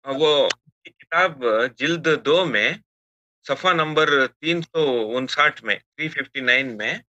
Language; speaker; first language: Urdu; native; Urdu